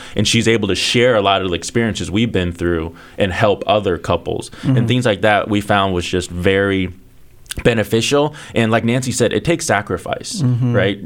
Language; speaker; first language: English; early bilingual, other home language; Chinese